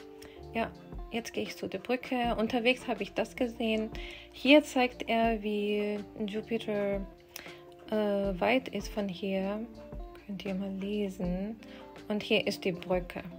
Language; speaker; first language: German; non-native, fluent; Urdu